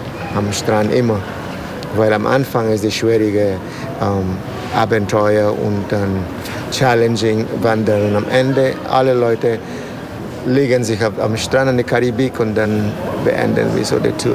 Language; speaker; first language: German; non-native, learner; Spanish